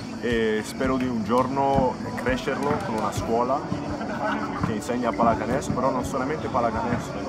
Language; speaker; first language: Italian; early bilingual, other home language; English